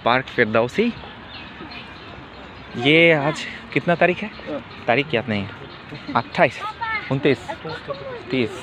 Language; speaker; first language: Hindi; native; Hindi